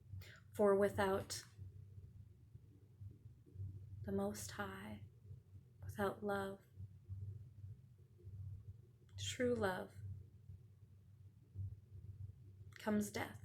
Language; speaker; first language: English; native; English